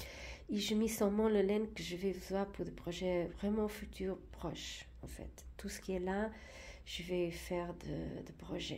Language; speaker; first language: French; non-native, fluent; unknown